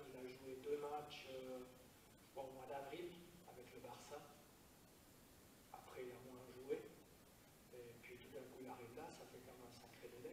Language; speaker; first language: French; native; French